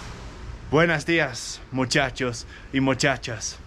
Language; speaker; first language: Spanish; non-native, learner; Danish